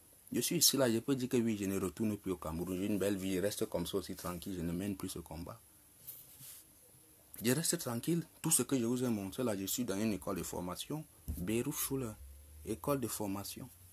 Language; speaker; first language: French; non-native, local second language; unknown